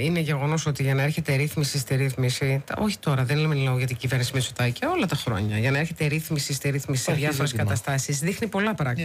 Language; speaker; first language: Greek; native; Greek